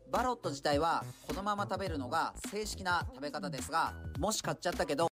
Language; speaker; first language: Japanese; native; Japanese